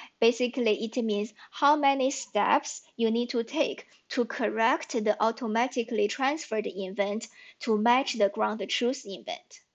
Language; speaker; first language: English; non-native, fluent; Chinese